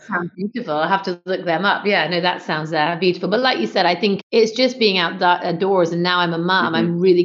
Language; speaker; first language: English; native; English